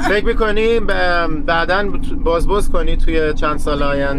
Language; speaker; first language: Persian; native; Persian